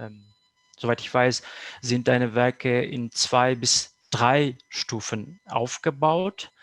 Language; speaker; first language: German; non-native, fluent; Kurdish